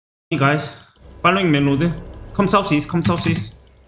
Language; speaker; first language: English; non-native, learner; Korean